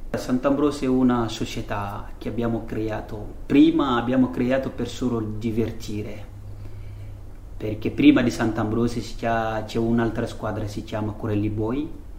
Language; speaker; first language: Italian; non-native, fluent; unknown